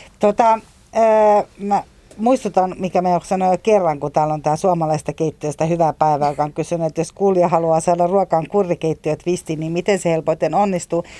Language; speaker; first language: Finnish; native; Finnish